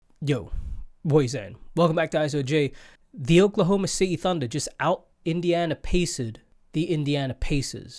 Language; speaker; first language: English; native; English